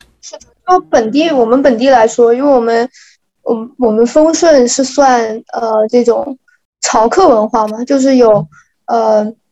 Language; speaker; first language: Chinese; native; Chinese